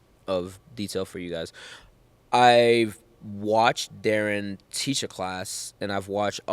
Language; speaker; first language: English; native; English